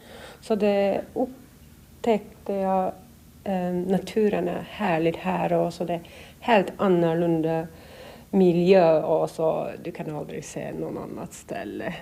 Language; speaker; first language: Swedish; non-native, learner; Turkish